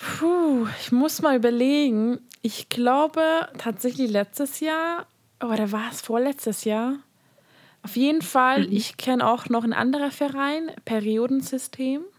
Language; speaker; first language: German; non-native, fluent; Hungarian